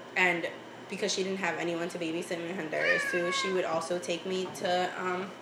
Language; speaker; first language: English; early bilingual, other home language; Spanish